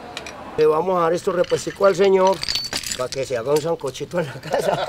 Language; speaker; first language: Spanish; native; Spanish